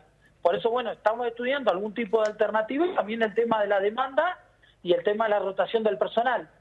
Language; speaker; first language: Spanish; native; Spanish